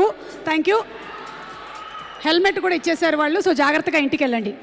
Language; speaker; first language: Telugu; native; Telugu